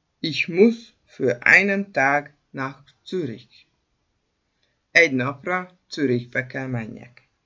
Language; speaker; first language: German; non-native, fluent; Hungarian